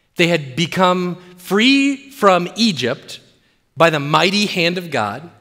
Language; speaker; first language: English; native; English